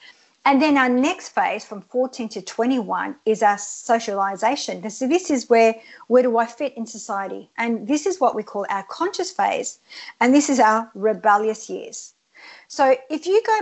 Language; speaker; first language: English; early bilingual, other home language; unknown